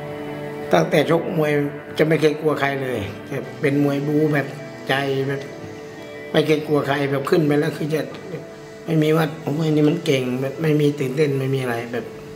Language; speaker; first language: Thai; native; Thai